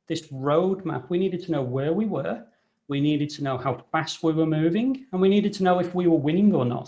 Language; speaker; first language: English; native; English